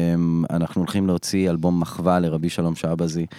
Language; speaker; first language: Hebrew; native; Hebrew